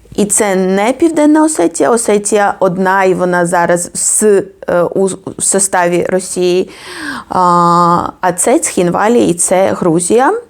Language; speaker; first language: Ukrainian; non-native, fluent; Georgian